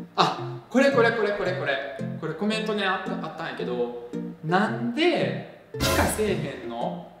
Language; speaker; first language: Japanese; early bilingual, other home language; Russian